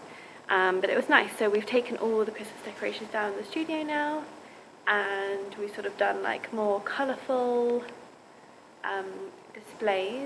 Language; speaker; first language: English; native; English